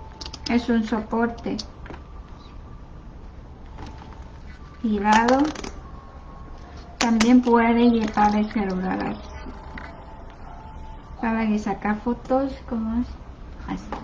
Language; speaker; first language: Spanish; non-native, learner; Chinese